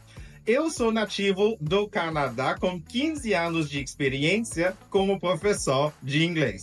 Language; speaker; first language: Portuguese; non-native, fluent; English